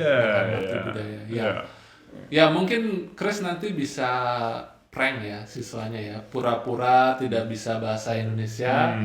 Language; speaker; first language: Indonesian; native; Indonesian